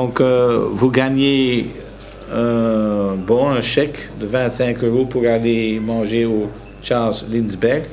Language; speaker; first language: French; non-native, local second language; Dutch